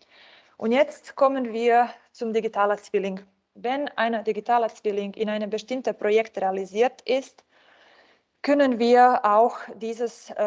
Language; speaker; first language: German; non-native, fluent; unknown